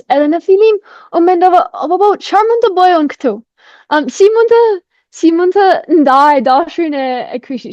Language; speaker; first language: Albanian; non-native, fluent; English